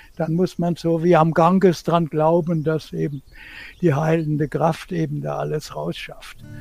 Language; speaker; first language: German; native; German